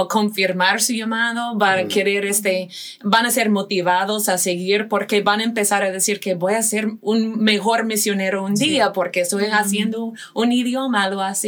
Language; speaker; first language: Spanish; non-native, fluent; English